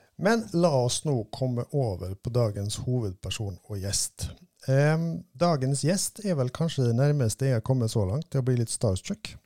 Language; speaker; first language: Norwegian; native; Norwegian